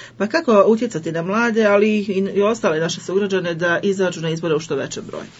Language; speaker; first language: Croatian; native; Croatian